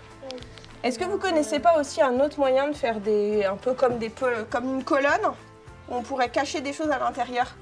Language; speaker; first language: French; native; French